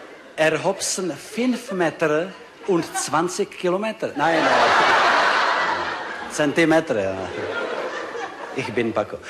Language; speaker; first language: German; non-native, learner; Czech